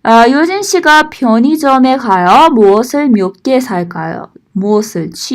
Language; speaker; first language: Korean; non-native, fluent; Persian